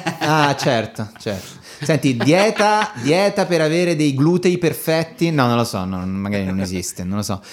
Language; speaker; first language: Italian; native; Italian